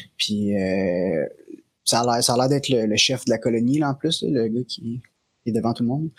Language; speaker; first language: French; native; French